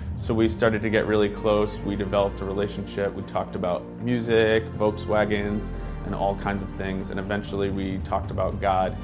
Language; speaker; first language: English; native; English